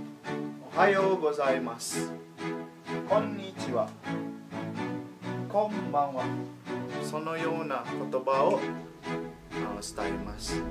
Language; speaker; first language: Japanese; non-native, learner; Indonesian